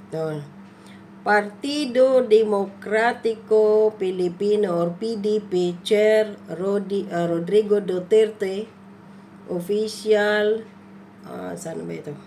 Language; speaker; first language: Filipino; non-native, local second language; Cebuano